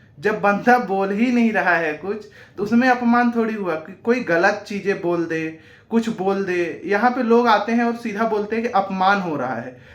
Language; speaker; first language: Hindi; native; Hindi